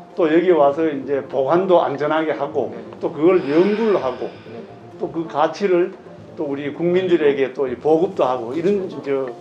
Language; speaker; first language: Korean; native; Korean